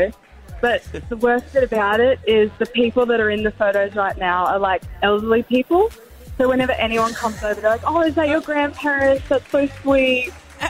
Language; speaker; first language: English; native; English